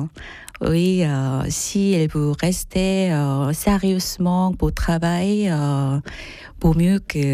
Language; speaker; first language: French; non-native, fluent; Korean